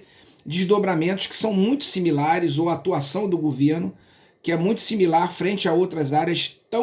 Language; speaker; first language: Portuguese; native; Portuguese